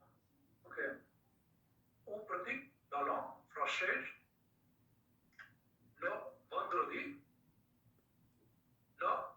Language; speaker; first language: French; non-native, learner; Hindi